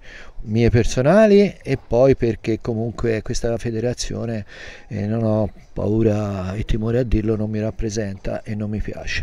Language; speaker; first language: Italian; native; Italian